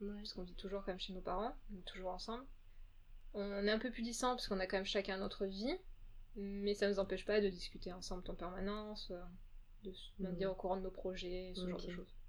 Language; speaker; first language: French; early bilingual, other home language; Portuguese